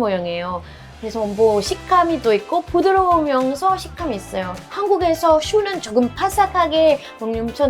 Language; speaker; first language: Korean; non-native, fluent; French